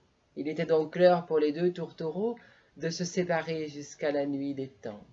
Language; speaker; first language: French; native; French